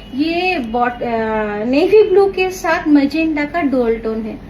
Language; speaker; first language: Hindi; non-native, local second language; Bangla